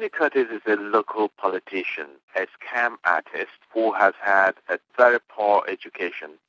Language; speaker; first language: English; non-native, local second language; Igbo